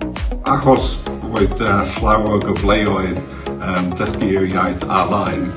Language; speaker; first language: Welsh; non-native, learner; English